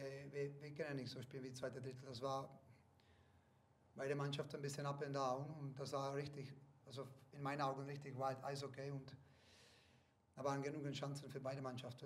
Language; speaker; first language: German; non-native, fluent; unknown